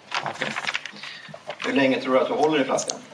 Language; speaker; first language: Swedish; native; Swedish